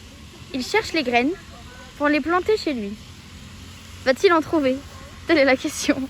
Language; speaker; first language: French; native; French